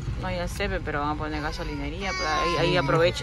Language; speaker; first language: Spanish; native; Spanish